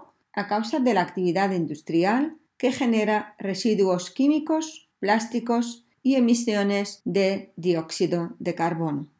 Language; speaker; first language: Spanish; native; Spanish